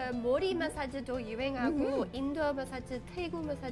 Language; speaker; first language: Korean; non-native, fluent; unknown